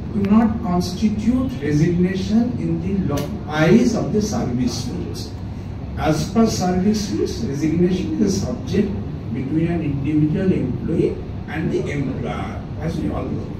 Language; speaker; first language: English; non-native, local second language; Bangla